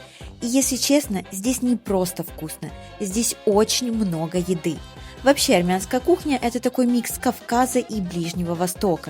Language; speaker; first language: Russian; native; Russian